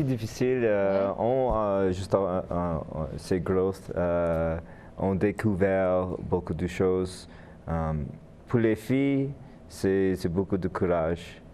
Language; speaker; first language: French; non-native, learner; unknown